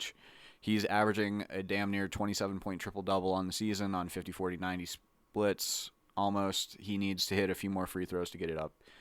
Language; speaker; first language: English; native; English